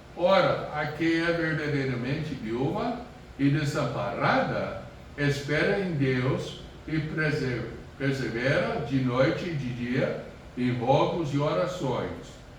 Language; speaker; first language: Portuguese; non-native, fluent; English